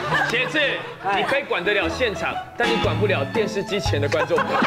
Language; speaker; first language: Chinese; native; Chinese